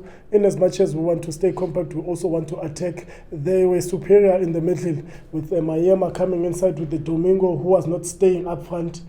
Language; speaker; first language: English; non-native, local second language; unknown